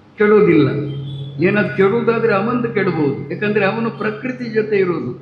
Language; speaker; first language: Kannada; non-native, local second language; Tulu